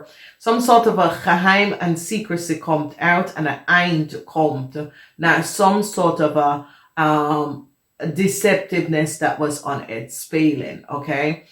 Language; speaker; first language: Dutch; non-native, fluent; English